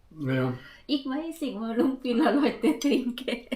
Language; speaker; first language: German; non-native, learner; Thai